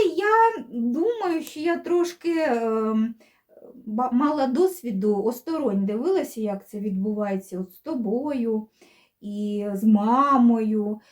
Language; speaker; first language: Ukrainian; non-native, local second language; Russian